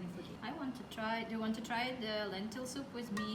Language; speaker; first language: English; non-native, fluent; Kazakh